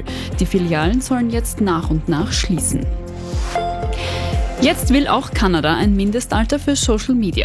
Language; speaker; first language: German; native; German